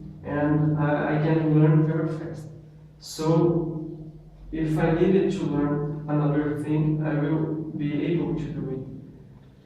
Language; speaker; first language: English; non-native, learner; Portuguese